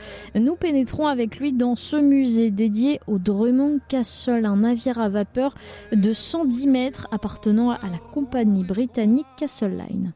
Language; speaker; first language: French; native; French